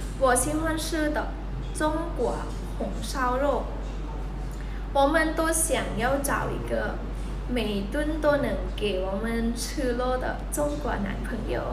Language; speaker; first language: Chinese; non-native, fluent; Lao